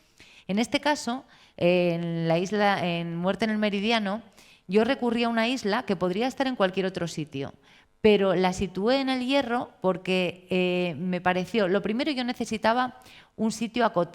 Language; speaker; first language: Spanish; native; Spanish